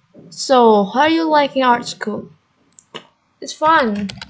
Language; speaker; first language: English; non-native, learner; Indonesian